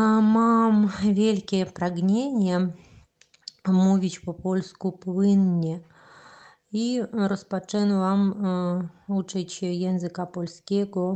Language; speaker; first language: Polish; non-native, learner; Russian